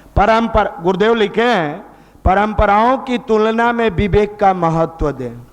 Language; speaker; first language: Hindi; native; Hindi